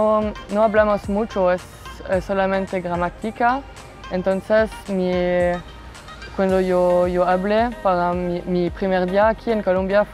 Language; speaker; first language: Spanish; non-native, learner; French